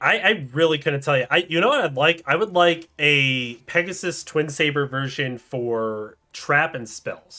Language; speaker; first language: English; native; English